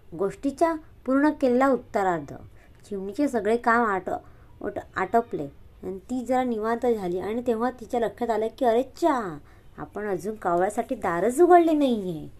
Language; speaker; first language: Marathi; non-native, local second language; Hindi